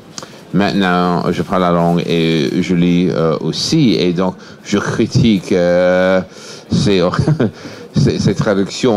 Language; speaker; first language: French; non-native, fluent; English